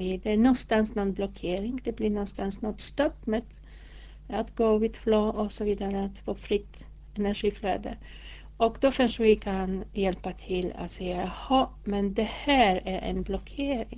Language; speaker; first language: Swedish; non-native, fluent; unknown